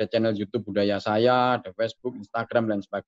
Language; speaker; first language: Indonesian; native; Indonesian